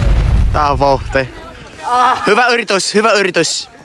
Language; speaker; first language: Finnish; non-native, learner; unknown